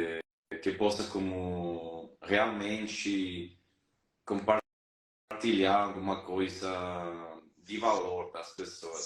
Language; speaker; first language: Portuguese; non-native, fluent; Spanish